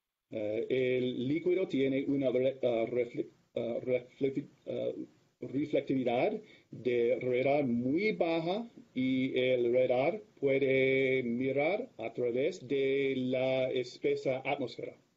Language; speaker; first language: Spanish; non-native, learner; English